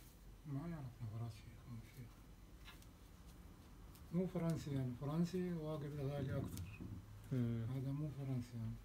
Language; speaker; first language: Arabic; non-native, learner; Urdu